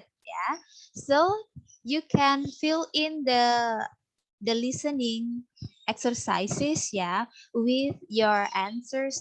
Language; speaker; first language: English; non-native, fluent; Indonesian